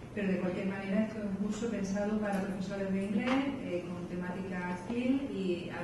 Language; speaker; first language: Spanish; native; Spanish